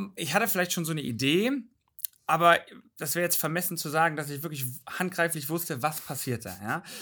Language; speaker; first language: German; native; German